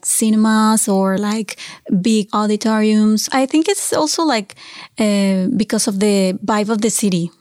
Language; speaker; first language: English; non-native, fluent; Spanish